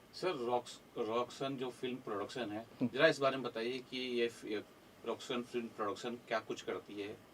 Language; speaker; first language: Hindi; native; Hindi